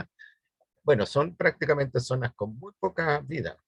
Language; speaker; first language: Spanish; native; Spanish